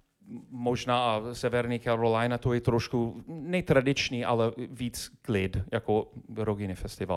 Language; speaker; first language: Czech; non-native, learner; English